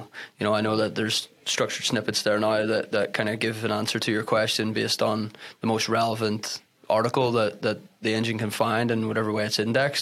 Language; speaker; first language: English; native; English